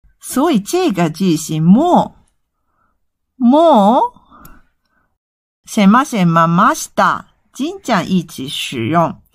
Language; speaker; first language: Chinese; non-native, fluent; Japanese